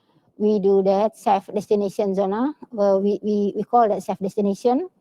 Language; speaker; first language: English; non-native, learner; Indonesian